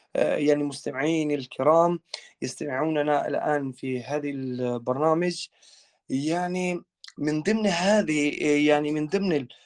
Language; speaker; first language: Arabic; non-native, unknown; Albanian